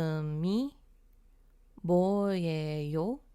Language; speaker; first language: Korean; non-native, fluent; English